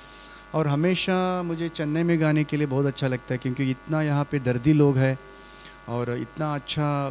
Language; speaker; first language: Hindi; non-native, local second language; Kannada